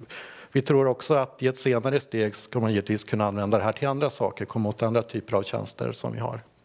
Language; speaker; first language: Swedish; native; Swedish